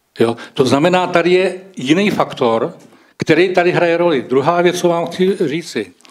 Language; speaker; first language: Czech; native; Czech